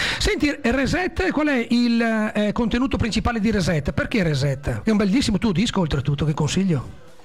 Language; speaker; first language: Italian; native; Italian